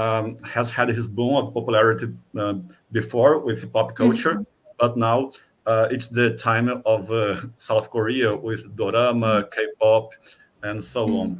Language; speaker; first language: English; non-native, fluent; Portuguese